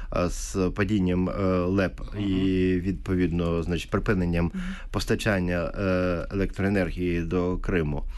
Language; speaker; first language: Ukrainian; native; Ukrainian